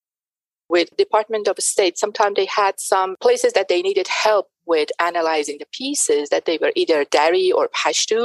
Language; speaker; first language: English; non-native, fluent; Persian